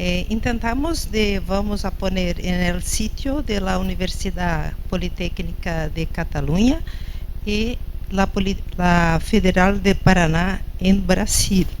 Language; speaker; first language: Spanish; non-native, fluent; Portuguese